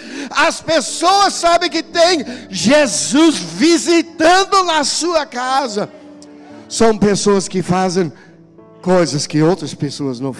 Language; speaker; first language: Portuguese; non-native, fluent; English